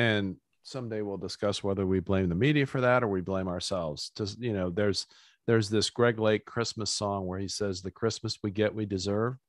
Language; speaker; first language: English; native; English